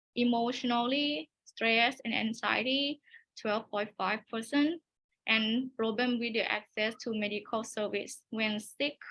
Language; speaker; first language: English; non-native, learner; Thai